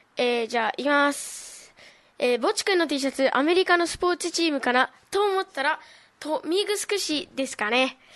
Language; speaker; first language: Japanese; native; Japanese